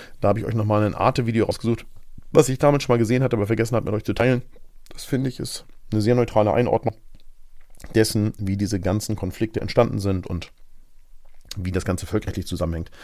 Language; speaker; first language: German; native; German